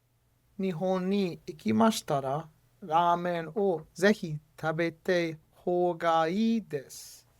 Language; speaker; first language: Japanese; non-native, learner; English